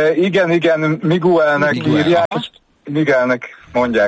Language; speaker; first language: Hungarian; early bilingual, other home language; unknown